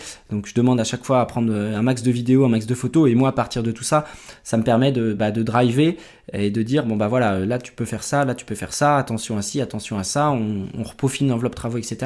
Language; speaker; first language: French; native; French